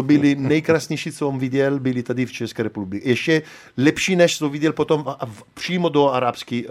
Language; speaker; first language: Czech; non-native, learner; Italian